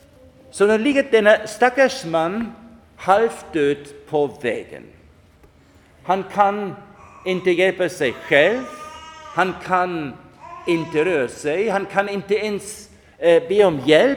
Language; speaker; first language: Swedish; non-native, fluent; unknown